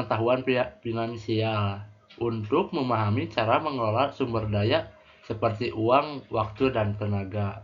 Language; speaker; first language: Indonesian; native; Indonesian